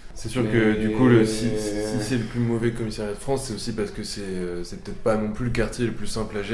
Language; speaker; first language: French; native; French